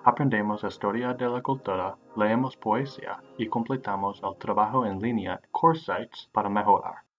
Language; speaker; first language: Spanish; non-native, learner; English